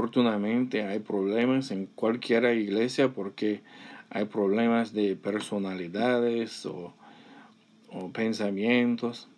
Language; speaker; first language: Spanish; non-native, fluent; English